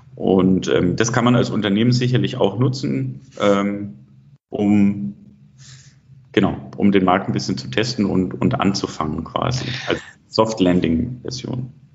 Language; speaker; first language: German; native; German